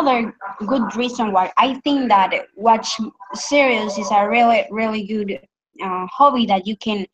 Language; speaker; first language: English; non-native, learner; Spanish